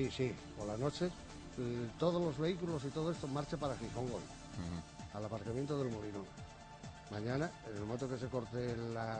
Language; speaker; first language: Spanish; native; Spanish